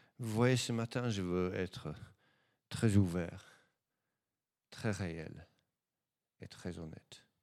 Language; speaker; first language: French; non-native, fluent; English